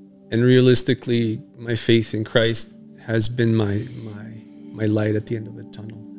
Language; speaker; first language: English; early bilingual, other home language; Spanish